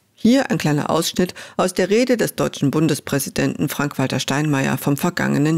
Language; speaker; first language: German; native; German